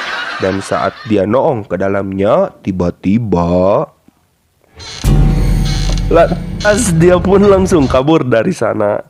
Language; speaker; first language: Indonesian; native; Indonesian